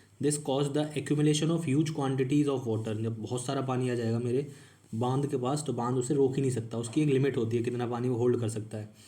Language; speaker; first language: Hindi; native; Hindi